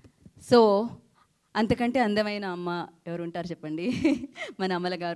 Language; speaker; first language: Telugu; native; Telugu